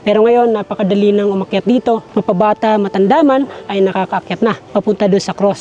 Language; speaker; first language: Filipino; native; Filipino